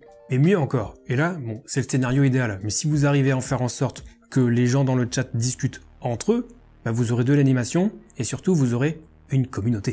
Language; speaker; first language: French; native; French